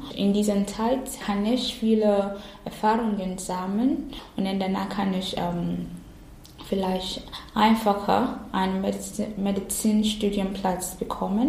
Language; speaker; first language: German; non-native, learner; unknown